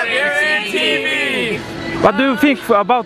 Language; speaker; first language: English; non-native, learner; Bulgarian